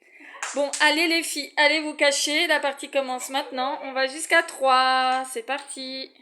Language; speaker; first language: French; native; French